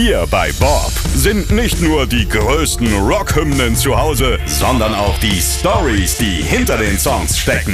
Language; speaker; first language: German; native; German